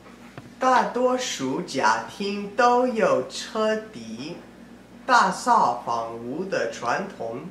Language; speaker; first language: Chinese; non-native, learner; English